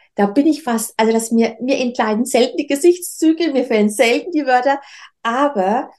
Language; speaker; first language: German; native; German